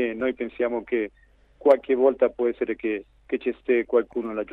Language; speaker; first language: Italian; non-native, fluent; Spanish